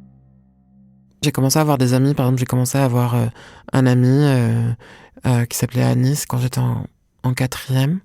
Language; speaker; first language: French; non-native, local second language; Arabic